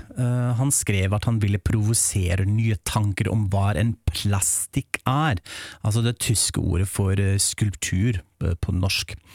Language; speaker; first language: Norwegian; non-native, fluent; German